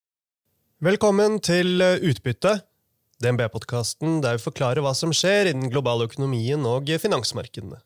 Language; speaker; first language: Norwegian; native; Norwegian